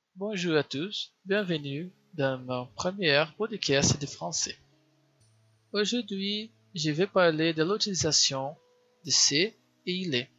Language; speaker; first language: French; non-native, learner; Portuguese